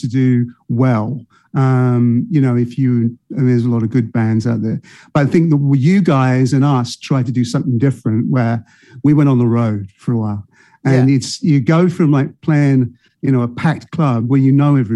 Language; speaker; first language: English; native; English